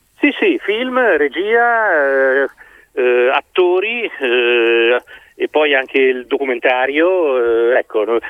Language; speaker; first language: Italian; native; Italian